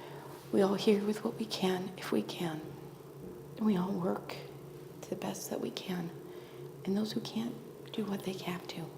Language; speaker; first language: English; native; English